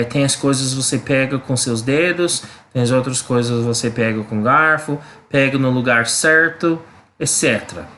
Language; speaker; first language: Portuguese; non-native, learner; English